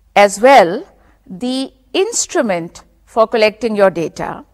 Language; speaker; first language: English; non-native, local second language; Urdu